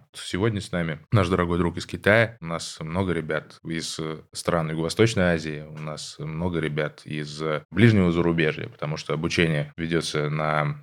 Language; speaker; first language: Russian; native; Russian